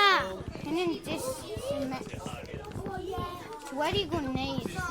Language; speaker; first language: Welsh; non-native, local second language; English